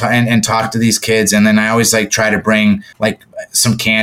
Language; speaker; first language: English; native; English